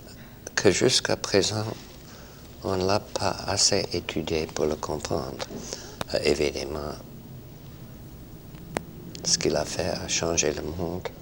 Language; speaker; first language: French; non-native, fluent; English